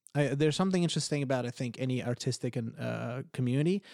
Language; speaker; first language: English; early bilingual, other home language; Ukrainian